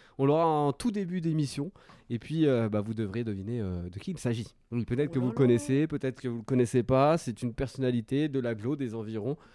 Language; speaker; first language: French; native; French